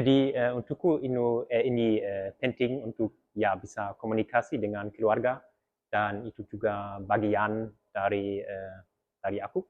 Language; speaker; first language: Indonesian; early bilingual, heritage; German